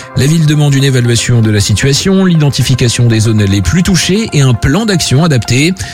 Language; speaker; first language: French; native; French